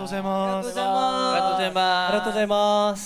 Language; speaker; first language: Japanese; non-native, learner; Korean